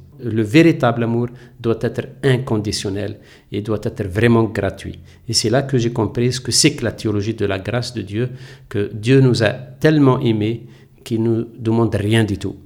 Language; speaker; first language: French; non-native, local second language; Arabic